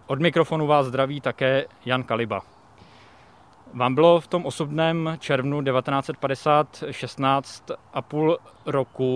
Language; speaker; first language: Czech; native; Czech